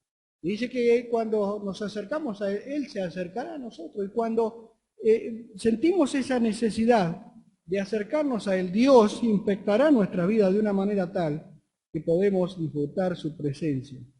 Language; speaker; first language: Spanish; native; Spanish